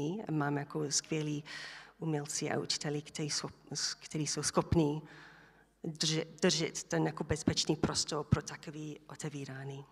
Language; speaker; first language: Czech; non-native, learner; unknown